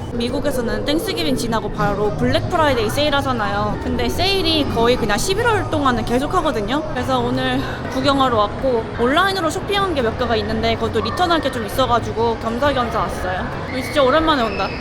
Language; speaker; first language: Korean; early bilingual, heritage; Korean